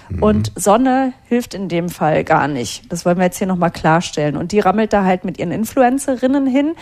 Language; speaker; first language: German; native; German